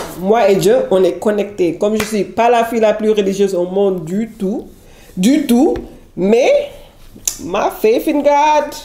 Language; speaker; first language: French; non-native, local second language; Wolof